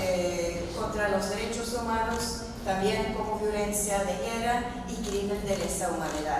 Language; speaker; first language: Spanish; non-native, fluent; Norwegian